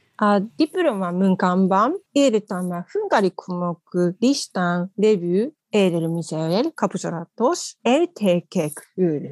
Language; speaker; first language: Hungarian; non-native, learner; Japanese